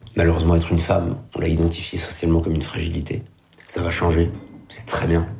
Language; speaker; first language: French; native; French